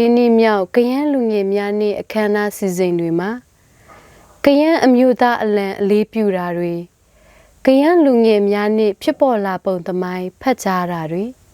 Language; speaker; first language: Burmese; non-native, local second language; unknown